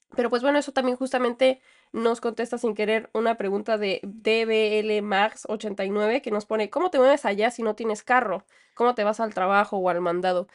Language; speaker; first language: Spanish; native; Spanish